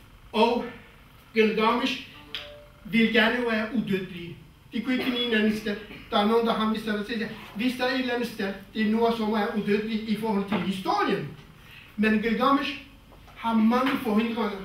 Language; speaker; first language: Danish; non-native, fluent; Kurdish